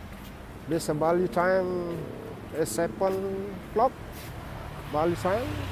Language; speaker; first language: English; non-native, learner; Indonesian